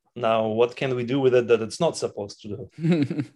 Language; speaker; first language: English; non-native, fluent; Russian